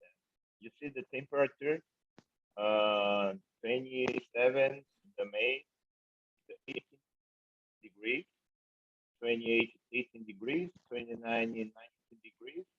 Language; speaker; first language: English; non-native, learner; Portuguese